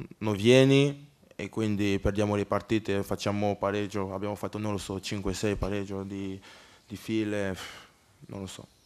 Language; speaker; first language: Italian; non-native, learner; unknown